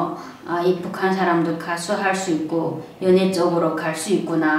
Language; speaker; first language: Korean; native; Korean